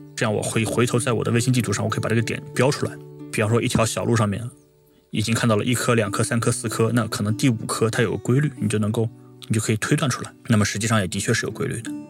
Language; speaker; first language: Chinese; native; Chinese